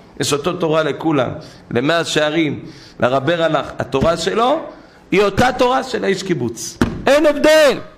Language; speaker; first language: Hebrew; native; Hebrew